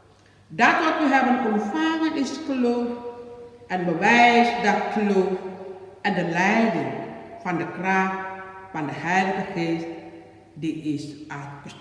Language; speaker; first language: Dutch; non-native, learner; Indonesian